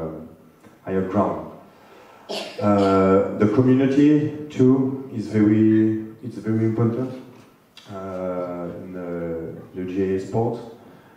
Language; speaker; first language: English; non-native, fluent; French